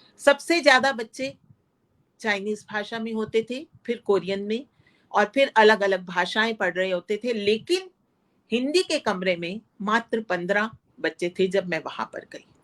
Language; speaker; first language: Hindi; non-native, local second language; Punjabi